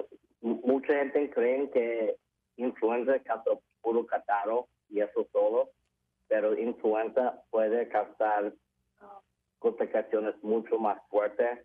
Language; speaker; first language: Spanish; early bilingual, heritage; English